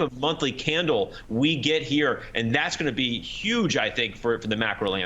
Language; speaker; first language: English; native; English